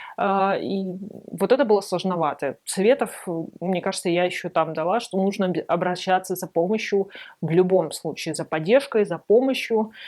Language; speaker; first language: Russian; native; Russian